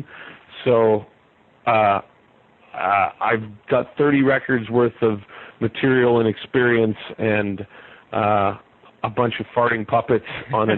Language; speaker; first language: English; native; English